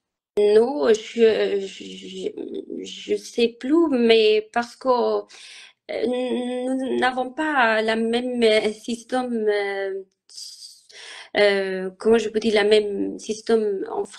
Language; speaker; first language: French; non-native, learner; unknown